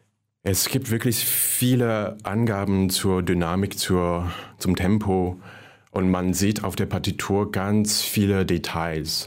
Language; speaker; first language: German; non-native, fluent; Cantonese